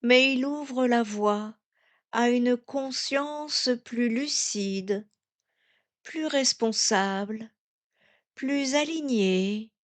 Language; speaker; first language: French; native; French